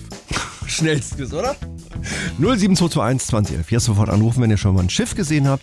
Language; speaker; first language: German; native; German